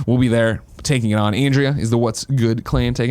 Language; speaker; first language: English; native; English